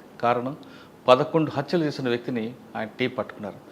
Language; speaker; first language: Telugu; native; Telugu